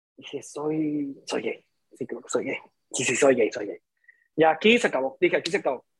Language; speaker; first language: Spanish; native; Spanish